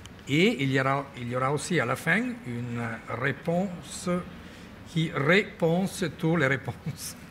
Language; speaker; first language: French; non-native, fluent; Italian